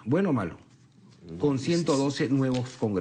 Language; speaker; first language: Spanish; native; Spanish